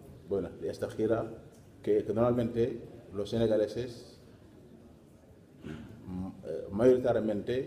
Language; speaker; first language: Spanish; non-native, fluent; Wolof